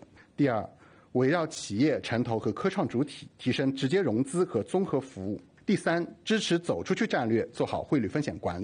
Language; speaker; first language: Chinese; native; Chinese